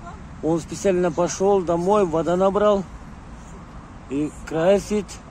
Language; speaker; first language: Russian; non-native, learner; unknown